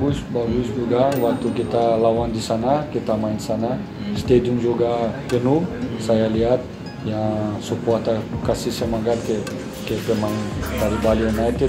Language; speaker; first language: Indonesian; non-native, fluent; Portuguese